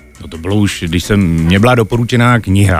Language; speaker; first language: Czech; native; Czech